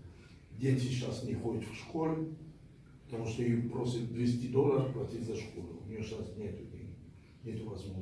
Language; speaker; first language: Russian; non-native, fluent; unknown